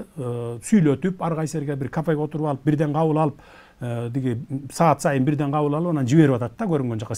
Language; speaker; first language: Kyrgyz; native; Kyrgyz